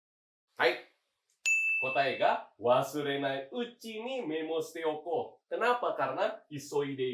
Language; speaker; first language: Japanese; non-native, fluent; Indonesian